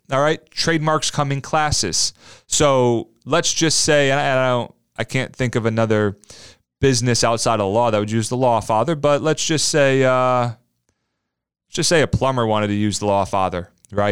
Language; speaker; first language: English; native; English